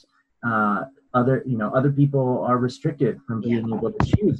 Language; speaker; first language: English; native; English